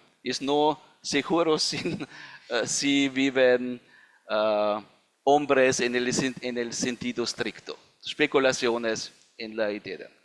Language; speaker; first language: Spanish; non-native, fluent; German